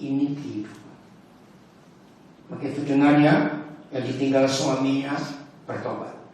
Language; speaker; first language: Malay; non-native, local second language; Javanese